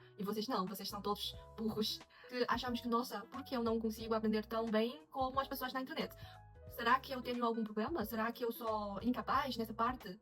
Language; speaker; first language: Portuguese; non-native, fluent; Chinese